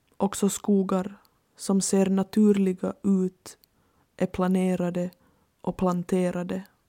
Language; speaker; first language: Swedish; native; Swedish